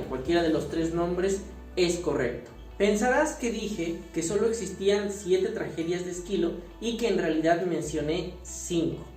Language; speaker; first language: Spanish; native; Spanish